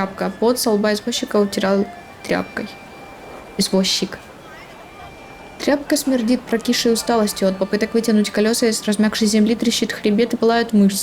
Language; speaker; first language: Russian; native; Russian